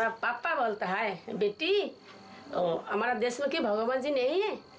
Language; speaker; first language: Hindi; non-native, local second language; Bangla